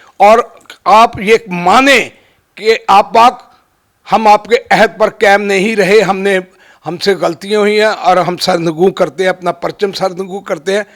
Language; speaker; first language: Urdu; non-native, local second language; Punjabi